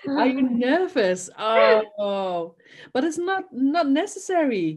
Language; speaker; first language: English; non-native, fluent; Dutch